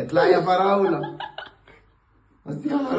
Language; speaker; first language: Arabic; native; Arabic